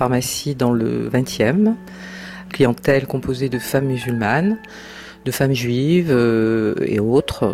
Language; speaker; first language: French; native; French